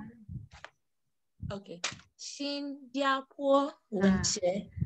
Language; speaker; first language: Chinese; non-native, learner; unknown